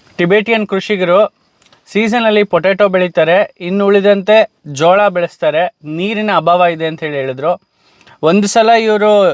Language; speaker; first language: Kannada; native; Kannada